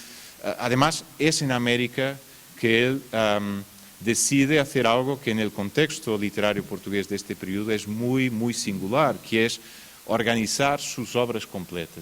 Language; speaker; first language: Spanish; non-native, fluent; Portuguese